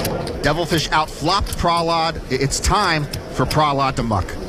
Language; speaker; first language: English; native; English